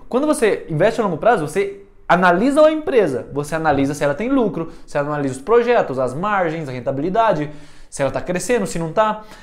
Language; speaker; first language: Portuguese; early bilingual, heritage; Portuguese